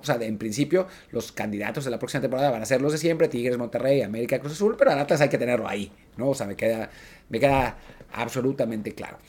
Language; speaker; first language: Spanish; native; Spanish